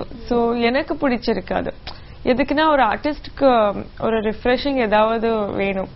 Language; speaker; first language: Tamil; non-native, local second language; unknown